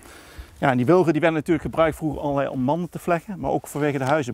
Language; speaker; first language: Dutch; native; Dutch